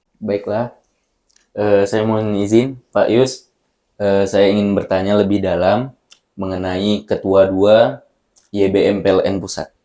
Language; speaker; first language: Indonesian; native; Indonesian